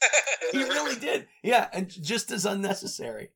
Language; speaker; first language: English; native; English